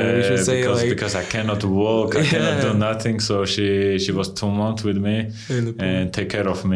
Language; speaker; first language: English; non-native, fluent; Georgian